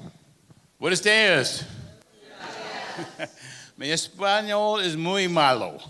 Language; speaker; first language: Spanish; non-native, learner; English